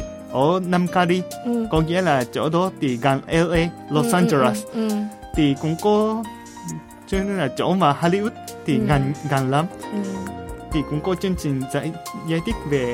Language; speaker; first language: Vietnamese; non-native, fluent; Japanese